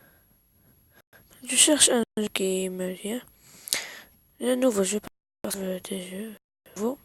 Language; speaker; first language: French; non-native, learner; Arabic